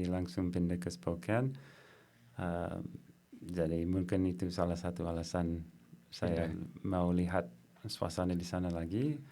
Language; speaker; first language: Indonesian; non-native, fluent; English